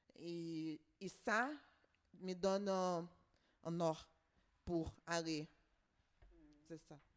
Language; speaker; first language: French; non-native, learner; Portuguese